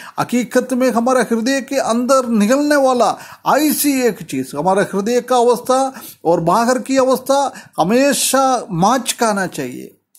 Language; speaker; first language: Hindi; non-native, local second language; Malayalam